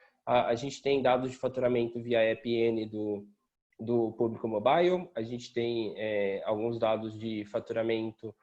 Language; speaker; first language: Portuguese; native; Portuguese